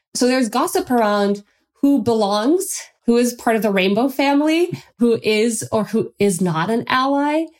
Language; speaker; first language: English; non-native, fluent; Turkish